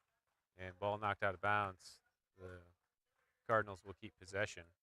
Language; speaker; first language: English; native; English